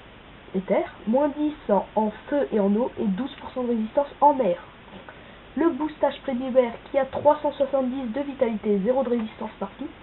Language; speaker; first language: French; native; French